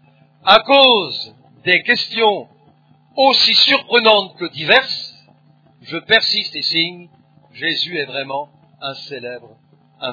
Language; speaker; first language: French; native; French